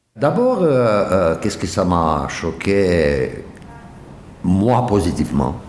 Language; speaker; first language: French; non-native, fluent; Romanian